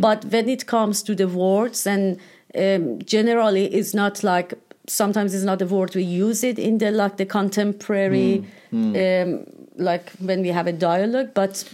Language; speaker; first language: English; non-native, fluent; Persian